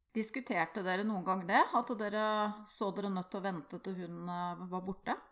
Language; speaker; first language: Norwegian; native; Norwegian